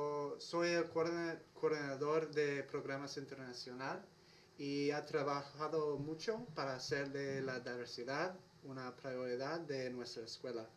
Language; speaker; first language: Spanish; non-native, learner; English